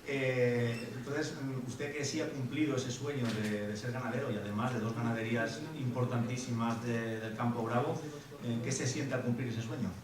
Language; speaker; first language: Spanish; native; Spanish